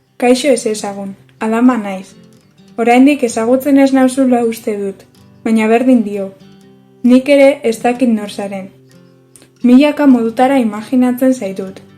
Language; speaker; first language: Basque; native; Basque